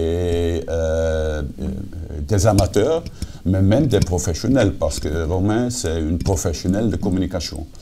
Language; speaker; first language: French; non-native, fluent; Dutch